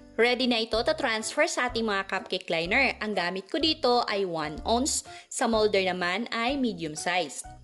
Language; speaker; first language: Filipino; non-native, local second language; Cebuano